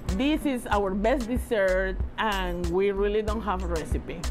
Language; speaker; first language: English; non-native, fluent; Spanish